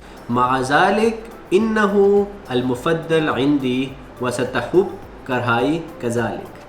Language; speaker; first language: Arabic; non-native, learner; Urdu